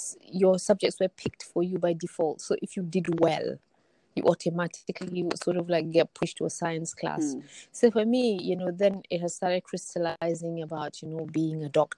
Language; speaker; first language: English; non-native, local second language; Hausa